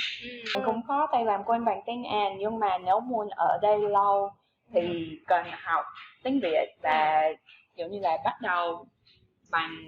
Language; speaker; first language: Vietnamese; non-native, fluent; English